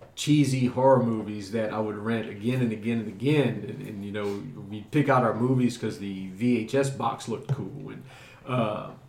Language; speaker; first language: English; native; English